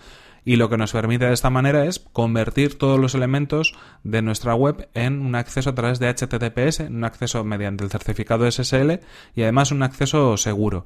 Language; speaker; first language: Spanish; native; Spanish